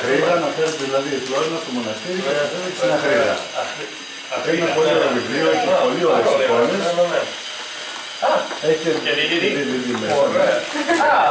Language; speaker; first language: Greek; native; Greek